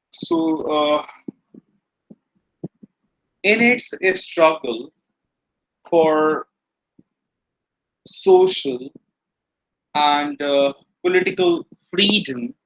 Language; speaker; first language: English; non-native, local second language; Hindi